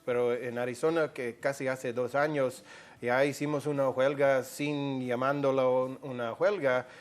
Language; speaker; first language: Spanish; non-native, fluent; English